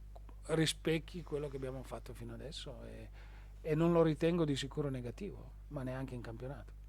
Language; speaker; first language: Italian; native; Italian